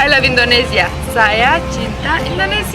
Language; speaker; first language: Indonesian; non-native, fluent; Romanian